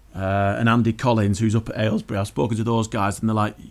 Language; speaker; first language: English; native; English